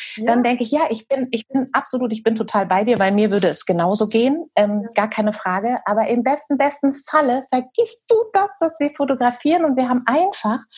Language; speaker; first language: German; native; German